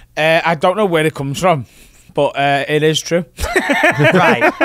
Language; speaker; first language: English; native; English